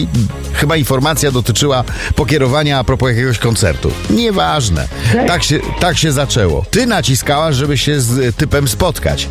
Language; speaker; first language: Polish; native; Polish